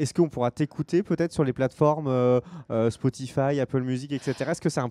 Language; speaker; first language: French; native; French